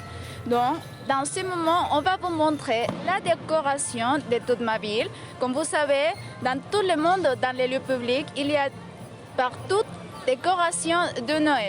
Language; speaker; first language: French; non-native, fluent; Spanish